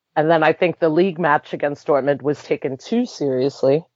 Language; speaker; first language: English; early bilingual, other home language; German